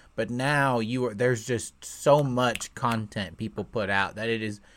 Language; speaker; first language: English; native; English